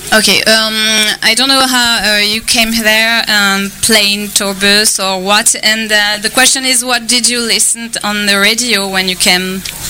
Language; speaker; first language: English; non-native, fluent; French